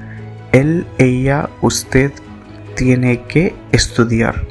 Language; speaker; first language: Spanish; non-native, fluent; Telugu